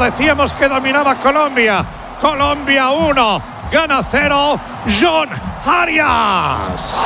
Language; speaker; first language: Spanish; native; Spanish